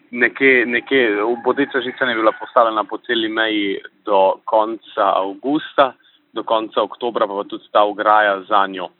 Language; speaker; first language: Slovenian; native; Slovenian